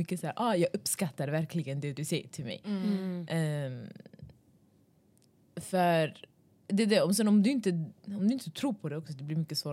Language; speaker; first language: Swedish; early bilingual, other home language; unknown